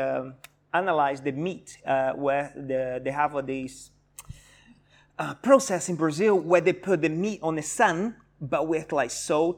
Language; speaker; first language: English; non-native, fluent; Portuguese